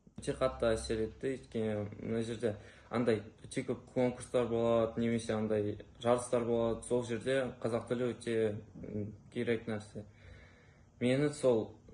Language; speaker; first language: Kazakh; non-native, local second language; Russian